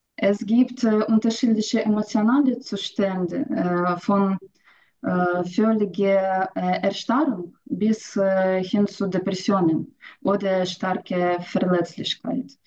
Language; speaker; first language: German; non-native, learner; Ukrainian